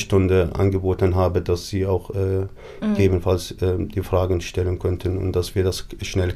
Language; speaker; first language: German; non-native, fluent; Arabic